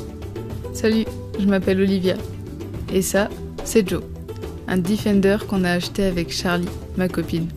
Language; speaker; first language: French; native; French